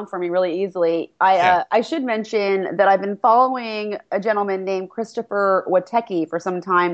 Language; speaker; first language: English; native; English